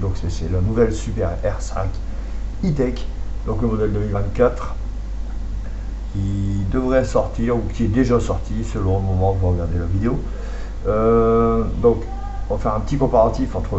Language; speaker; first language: French; native; French